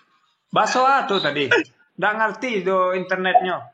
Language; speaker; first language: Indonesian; early bilingual, heritage; Indonesian